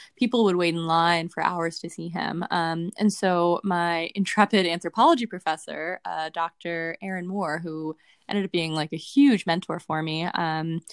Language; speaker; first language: English; native; English